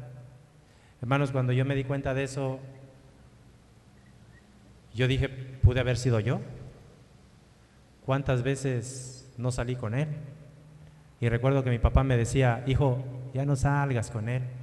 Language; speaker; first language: Spanish; native; Spanish